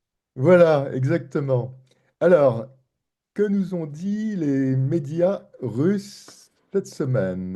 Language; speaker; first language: French; native; French